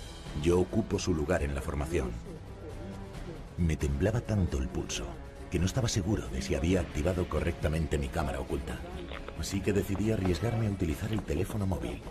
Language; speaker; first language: Spanish; native; Spanish